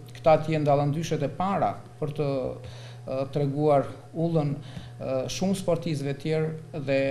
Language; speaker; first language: Albanian; native; Albanian